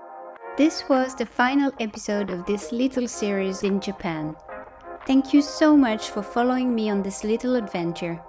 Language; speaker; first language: English; non-native, fluent; French